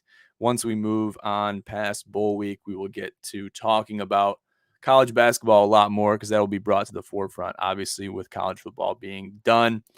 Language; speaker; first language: English; native; English